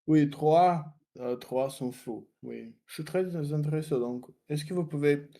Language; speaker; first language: French; non-native, learner; Russian